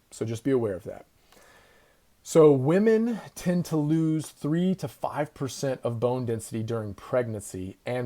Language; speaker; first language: English; native; English